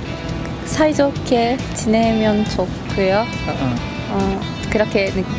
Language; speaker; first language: Korean; early bilingual, heritage; Japanese